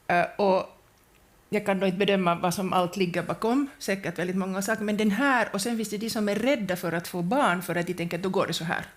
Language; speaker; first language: Swedish; native; Swedish